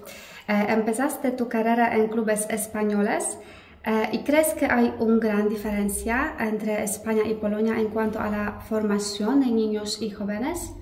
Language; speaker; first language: Spanish; non-native, fluent; Polish